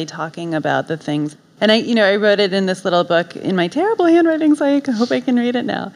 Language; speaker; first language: English; native; English